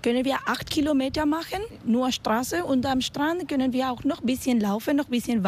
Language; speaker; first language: German; non-native, learner; Spanish